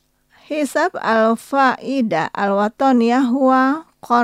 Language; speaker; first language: Arabic; non-native, fluent; Indonesian